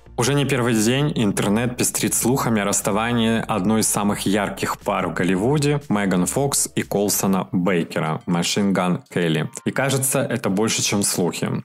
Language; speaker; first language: Russian; native; Russian